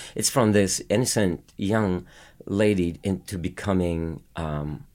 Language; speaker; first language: English; non-native, local second language; Filipino